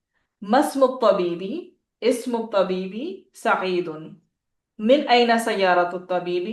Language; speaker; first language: Arabic; non-native, fluent; Urdu